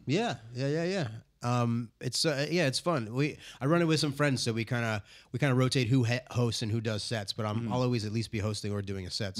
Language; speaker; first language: English; native; English